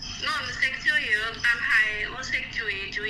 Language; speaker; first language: Cantonese; non-native, learner; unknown